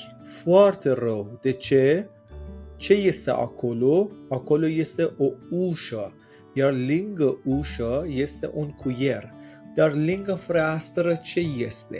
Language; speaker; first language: Romanian; non-native, fluent; Persian